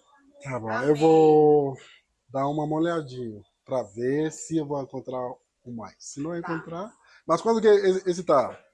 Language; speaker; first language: Portuguese; non-native, learner; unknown